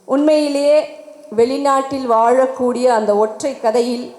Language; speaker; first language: Tamil; native; Tamil